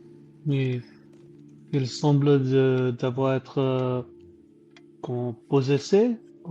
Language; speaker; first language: French; non-native, learner; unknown